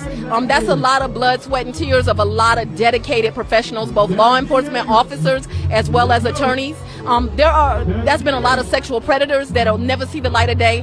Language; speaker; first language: English; native; English